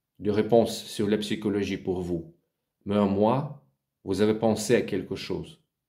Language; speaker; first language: French; non-native, learner; Ukrainian